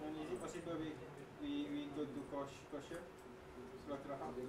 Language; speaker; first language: English; non-native, learner; Malay